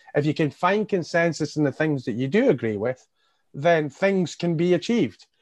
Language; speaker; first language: English; native; English